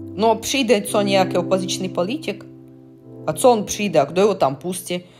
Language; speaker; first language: Czech; non-native, learner; Russian